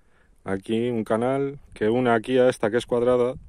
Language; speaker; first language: Spanish; native; Spanish